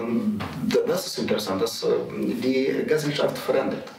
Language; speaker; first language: German; non-native, learner; Ukrainian